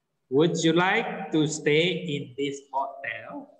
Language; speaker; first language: English; non-native, fluent; Indonesian